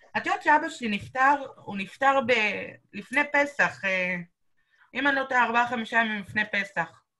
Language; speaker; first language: Hebrew; native; Hebrew